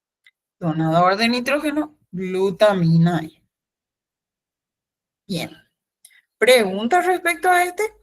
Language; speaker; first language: Spanish; native; Spanish